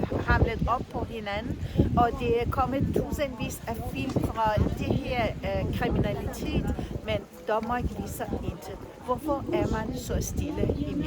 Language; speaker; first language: Danish; non-native, fluent; Persian